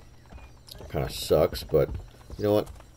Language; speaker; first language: English; native; English